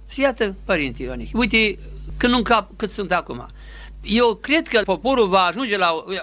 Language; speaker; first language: Romanian; native; Romanian